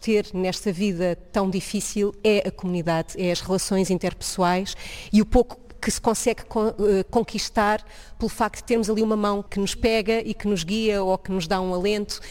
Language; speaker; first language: Portuguese; native; Portuguese